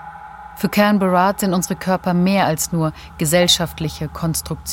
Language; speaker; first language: German; native; German